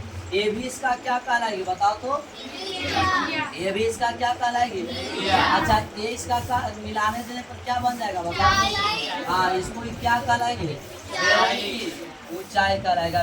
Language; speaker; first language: Hindi; native; Hindi